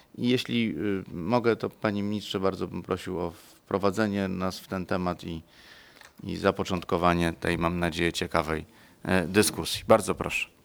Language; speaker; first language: Polish; native; Polish